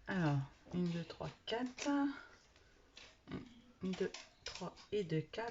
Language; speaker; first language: French; native; French